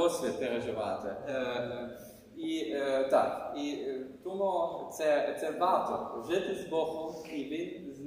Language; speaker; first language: Ukrainian; non-native, learner; German